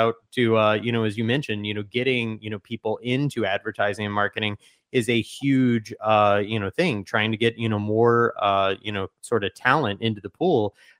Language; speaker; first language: English; native; English